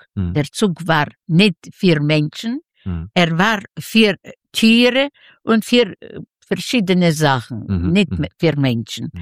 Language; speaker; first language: German; non-native, fluent; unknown